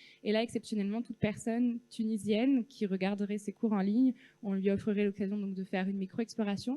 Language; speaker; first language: French; native; French